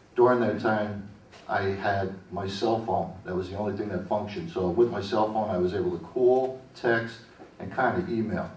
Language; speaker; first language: English; native; English